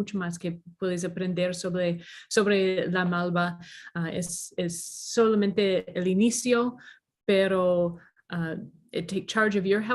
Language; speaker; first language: Spanish; non-native, learner; English